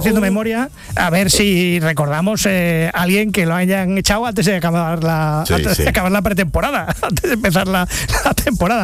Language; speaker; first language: Spanish; native; Spanish